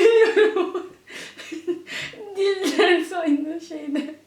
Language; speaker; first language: Turkish; early bilingual, heritage; English